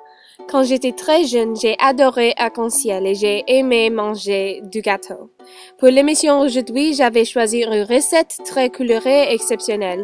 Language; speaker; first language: French; non-native, learner; English